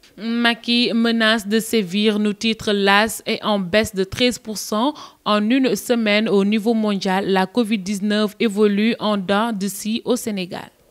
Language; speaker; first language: French; non-native, local second language; Wolof